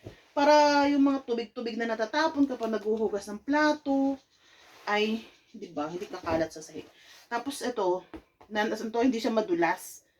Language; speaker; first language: Filipino; native; Filipino